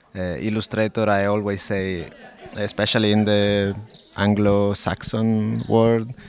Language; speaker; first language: English; non-native, fluent; Italian